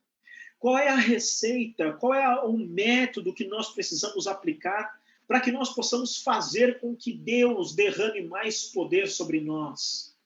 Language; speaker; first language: Portuguese; native; Portuguese